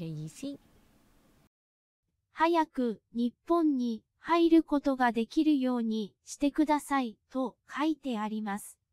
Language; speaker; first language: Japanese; non-native, fluent; Cantonese